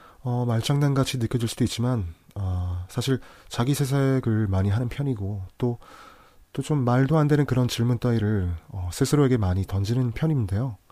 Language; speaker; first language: Korean; native; Korean